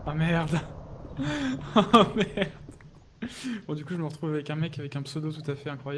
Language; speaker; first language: French; native; French